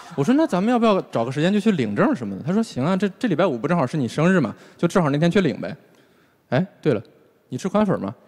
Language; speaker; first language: Chinese; native; Chinese